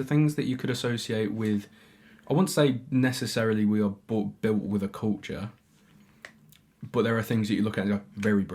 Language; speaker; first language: English; native; English